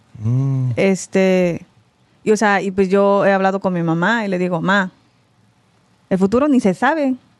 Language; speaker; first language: Spanish; early bilingual, other home language; Korean